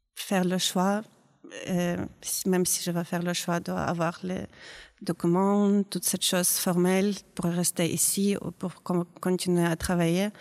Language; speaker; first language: French; non-native, learner; Ukrainian